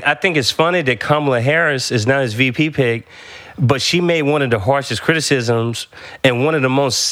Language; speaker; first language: English; native; English